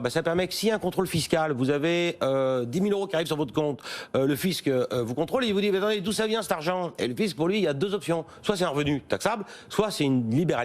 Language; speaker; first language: French; native; French